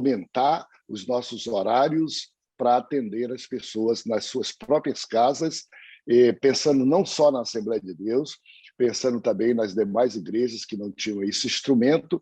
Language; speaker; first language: Portuguese; native; Portuguese